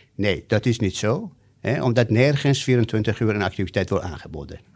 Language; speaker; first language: Dutch; non-native, fluent; Persian